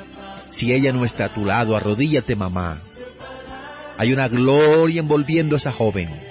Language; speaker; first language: Spanish; native; Spanish